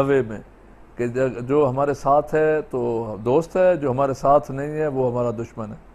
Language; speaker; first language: Urdu; non-native, local second language; Sindhi